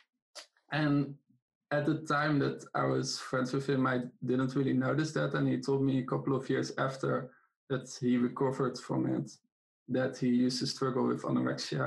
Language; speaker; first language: English; non-native, fluent; Dutch